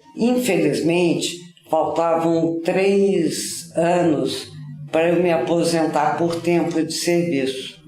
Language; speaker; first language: Portuguese; native; Portuguese